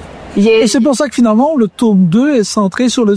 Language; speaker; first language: French; native; French